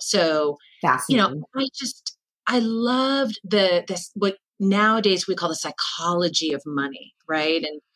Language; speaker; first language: English; native; English